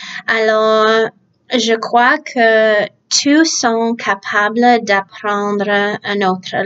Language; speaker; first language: French; early bilingual, other home language; Czech